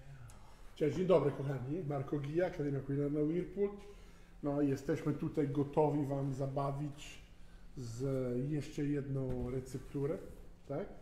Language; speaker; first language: Polish; non-native, fluent; Italian